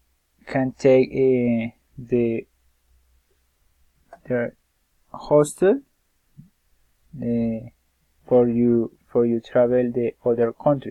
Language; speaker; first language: English; non-native, learner; Spanish